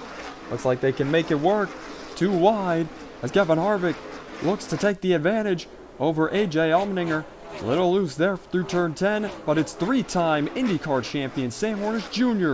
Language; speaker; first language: English; native; English